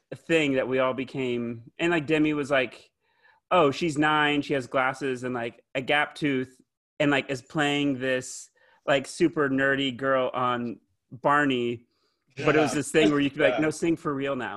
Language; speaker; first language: English; native; English